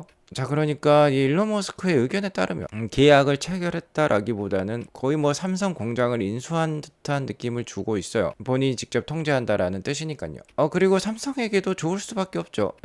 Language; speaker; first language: Korean; native; Korean